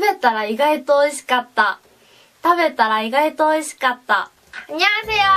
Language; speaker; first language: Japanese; non-native, fluent; Korean